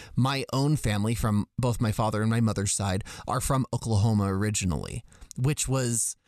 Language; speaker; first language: English; native; English